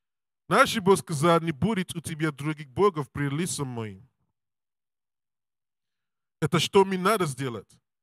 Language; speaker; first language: Russian; non-native, learner; English